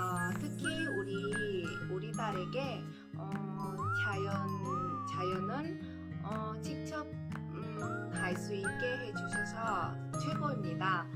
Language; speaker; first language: Korean; non-native, learner; Vietnamese